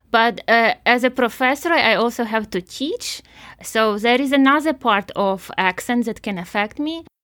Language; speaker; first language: English; non-native, fluent; Ukrainian